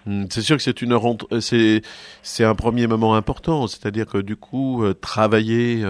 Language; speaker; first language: French; native; French